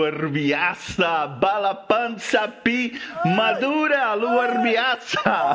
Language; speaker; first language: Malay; non-native, learner; Portuguese